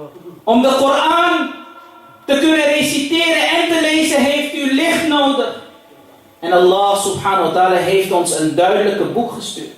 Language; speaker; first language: Dutch; early bilingual, other home language; Urdu